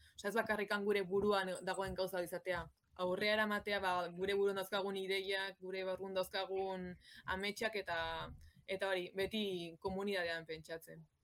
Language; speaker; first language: Basque; native; Basque